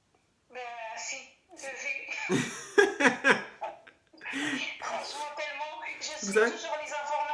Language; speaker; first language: French; non-native, fluent; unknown